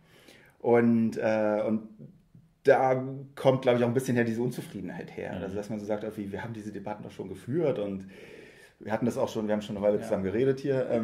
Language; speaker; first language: German; native; German